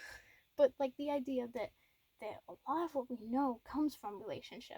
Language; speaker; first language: English; native; English